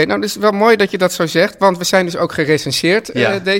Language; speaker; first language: Dutch; native; Dutch